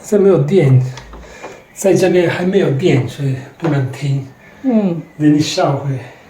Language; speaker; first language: Chinese; non-native, fluent; Italian